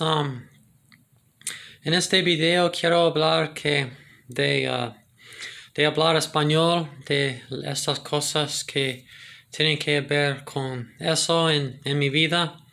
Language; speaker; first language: Spanish; non-native, fluent; English